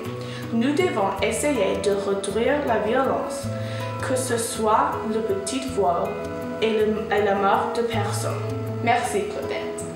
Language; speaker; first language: French; non-native, learner; English